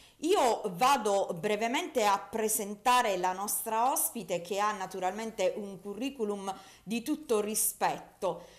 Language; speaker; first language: Italian; native; Italian